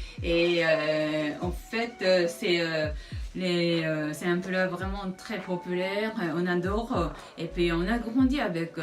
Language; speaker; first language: French; non-native, fluent; Japanese